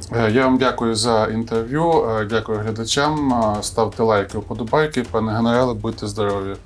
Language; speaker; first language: Ukrainian; native; Ukrainian